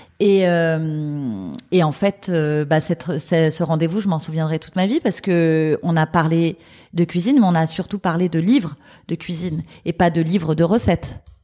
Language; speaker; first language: French; native; French